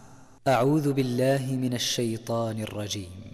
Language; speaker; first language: Arabic; native; Arabic